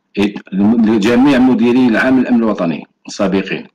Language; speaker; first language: French; non-native, local second language; Arabic